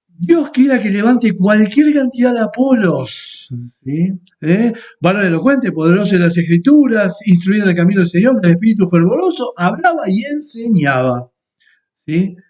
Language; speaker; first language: Spanish; native; Spanish